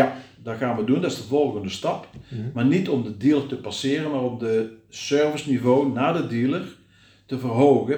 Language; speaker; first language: Dutch; native; Dutch